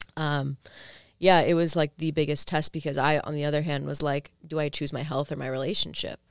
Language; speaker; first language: English; early bilingual, other home language; Greek